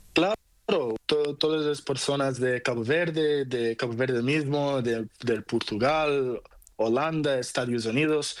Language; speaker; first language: Spanish; non-native, learner; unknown